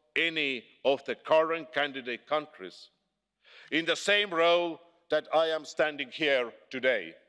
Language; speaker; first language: English; non-native, fluent; Estonian